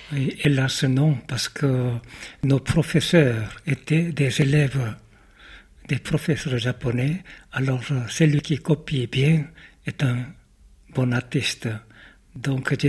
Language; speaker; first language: French; non-native, fluent; Korean